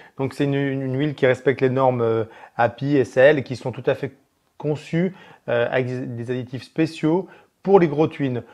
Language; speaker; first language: French; native; French